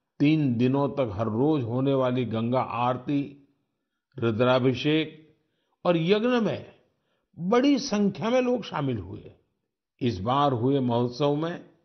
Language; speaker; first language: Hindi; non-native, local second language; Gujarati